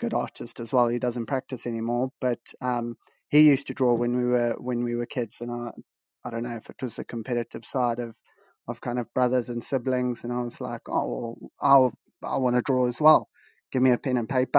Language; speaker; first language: English; native; English